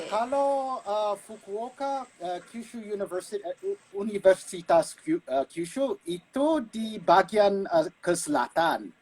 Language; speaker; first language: Indonesian; non-native, fluent; English